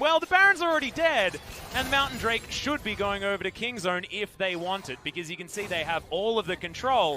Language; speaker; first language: English; native; English